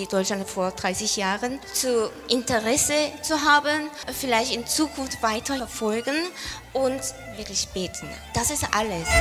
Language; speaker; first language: German; non-native, fluent; Korean